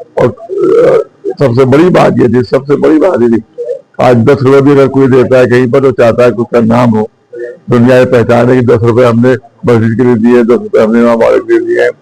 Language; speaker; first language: Urdu; native; Urdu